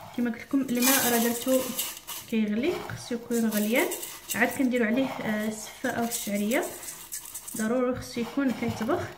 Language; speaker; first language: Arabic; native; Arabic